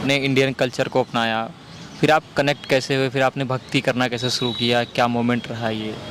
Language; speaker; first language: Hindi; native; Hindi